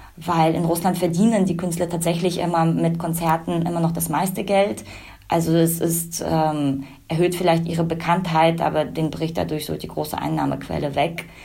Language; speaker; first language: German; early bilingual, other home language; Russian